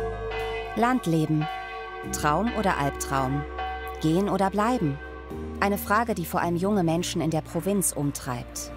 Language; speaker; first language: German; native; German